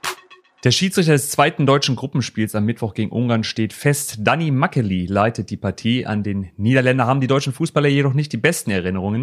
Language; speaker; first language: German; native; German